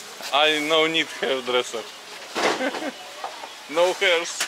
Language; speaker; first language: English; non-native, learner; Russian